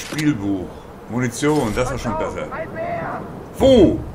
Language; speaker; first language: German; native; German